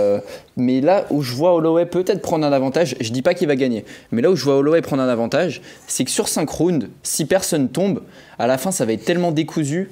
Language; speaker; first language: French; native; French